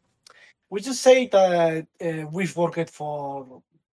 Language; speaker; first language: English; non-native, fluent; Catalan